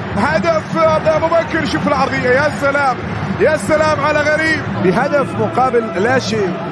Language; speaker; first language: Arabic; native; Arabic